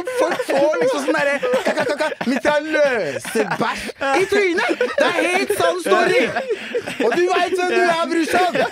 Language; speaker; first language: Norwegian; early bilingual, other home language; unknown